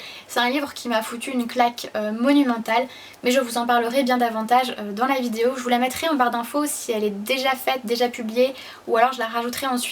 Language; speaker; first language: French; native; French